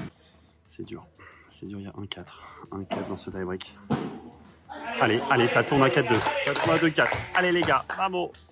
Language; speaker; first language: French; native; French